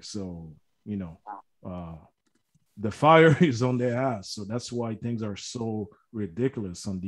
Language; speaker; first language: English; native; English